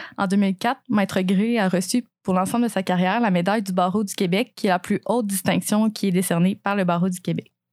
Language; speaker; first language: French; native; French